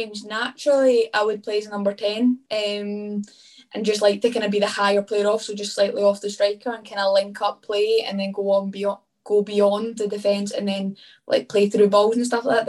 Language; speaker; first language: English; native; English